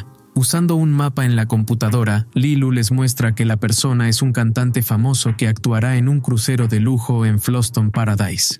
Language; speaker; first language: Spanish; native; Spanish